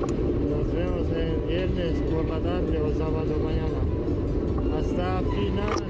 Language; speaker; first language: Spanish; non-native, learner; Polish